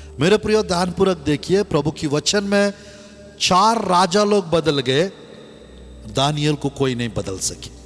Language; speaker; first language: Hindi; non-native, local second language; Telugu